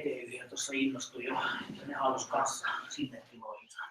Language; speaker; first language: Finnish; native; Finnish